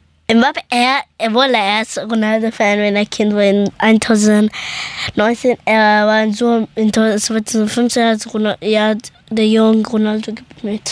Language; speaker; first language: German; early bilingual, other home language; Persian